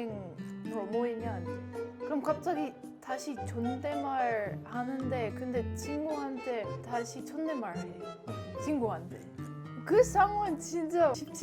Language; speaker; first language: Korean; non-native, learner; Dutch